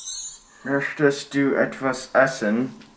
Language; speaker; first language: German; non-native, learner; English